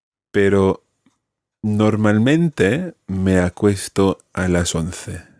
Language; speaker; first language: Spanish; non-native, fluent; English